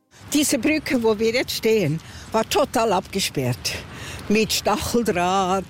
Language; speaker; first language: German; native; German